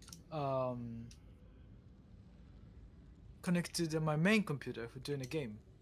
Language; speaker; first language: English; non-native, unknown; Japanese